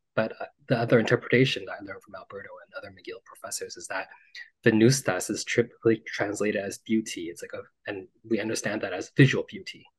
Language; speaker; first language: English; native; English